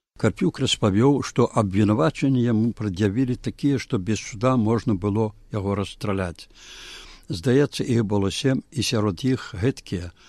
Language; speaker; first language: Belarusian; native; Belarusian